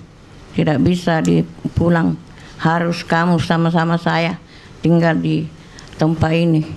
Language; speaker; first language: Indonesian; non-native, local second language; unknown